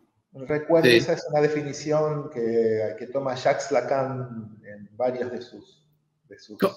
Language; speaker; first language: Spanish; native; Spanish